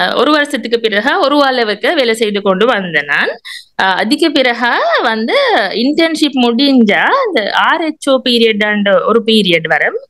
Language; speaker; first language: Tamil; non-native, local second language; Sinhala